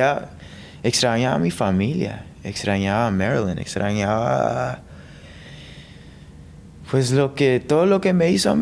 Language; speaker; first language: Spanish; early bilingual, heritage; English